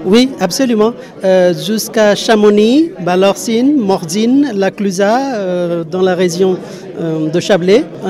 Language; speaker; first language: French; non-native, fluent; Nepali